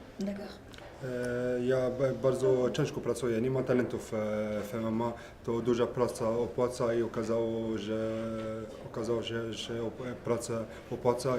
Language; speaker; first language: Polish; non-native, learner; French